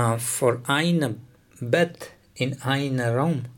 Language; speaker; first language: German; non-native, learner; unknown